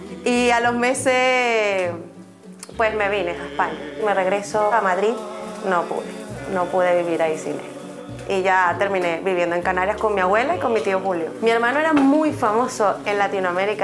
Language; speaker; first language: Spanish; native; Spanish